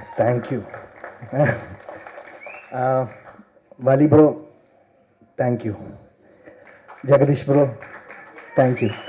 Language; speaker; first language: Tamil; non-native, learner; Malayalam